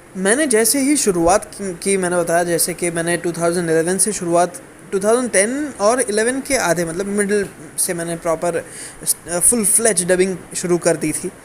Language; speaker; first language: Hindi; non-native, local second language; Gujarati